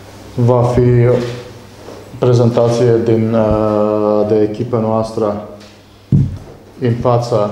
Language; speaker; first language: Romanian; non-native, learner; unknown